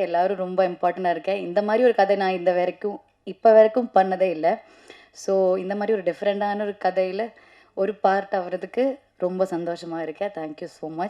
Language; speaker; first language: Tamil; non-native, learner; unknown